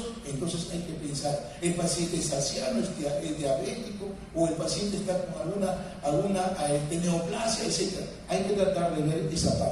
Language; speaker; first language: Spanish; native; Spanish